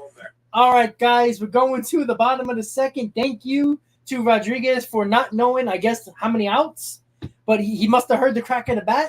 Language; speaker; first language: English; native; English